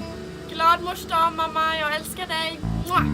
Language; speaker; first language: Swedish; early bilingual, heritage; English